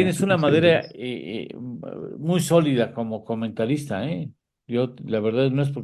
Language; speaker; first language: Spanish; native; Spanish